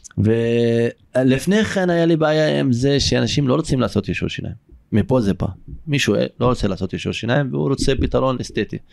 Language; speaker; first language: Hebrew; non-native, local second language; Arabic